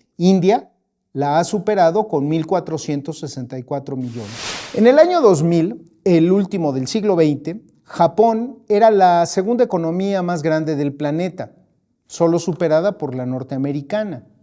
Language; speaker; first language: Spanish; native; Spanish